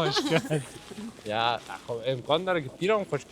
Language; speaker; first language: Persian; native; Persian